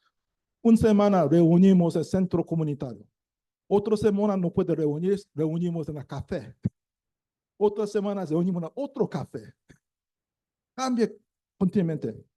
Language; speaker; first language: Spanish; non-native, learner; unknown